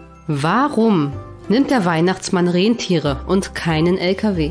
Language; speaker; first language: German; native; German